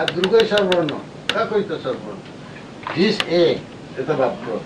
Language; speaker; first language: Russian; non-native, learner; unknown